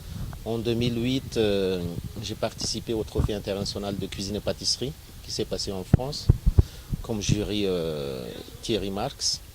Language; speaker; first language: French; non-native, local second language; Malagasy